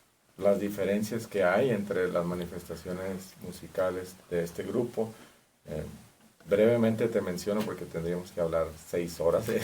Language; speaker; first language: Spanish; native; Spanish